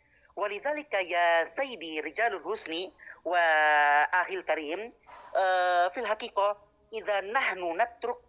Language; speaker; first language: Arabic; non-native, learner; Indonesian